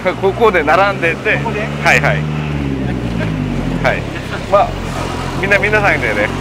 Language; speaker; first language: Japanese; non-native, learner; Korean